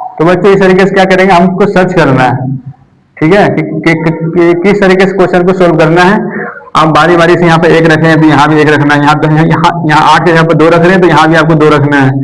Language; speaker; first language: Hindi; native; Hindi